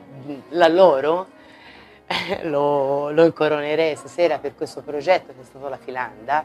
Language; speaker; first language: Italian; native; Italian